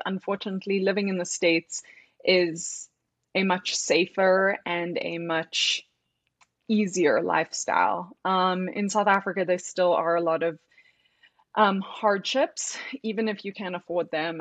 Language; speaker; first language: English; native; English